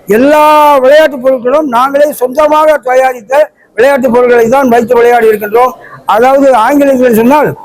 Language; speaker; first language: Tamil; early bilingual, heritage; Tamil